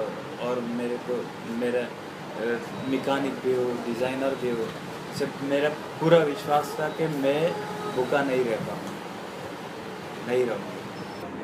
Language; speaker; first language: Hindi; non-native, learner; Persian